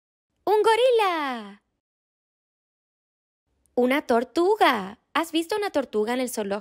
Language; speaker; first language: Spanish; early bilingual, heritage; Spanish